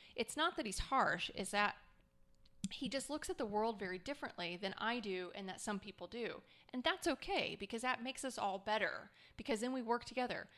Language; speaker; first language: English; native; English